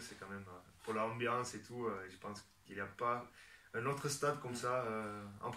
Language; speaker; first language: French; non-native, fluent; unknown